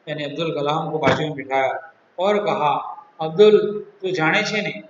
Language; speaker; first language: Hindi; non-native, local second language; Gujarati